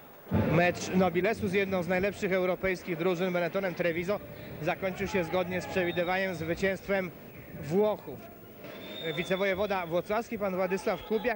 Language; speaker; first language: Polish; native; Polish